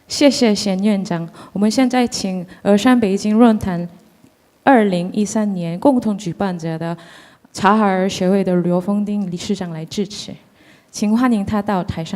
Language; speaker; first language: Chinese; native; Chinese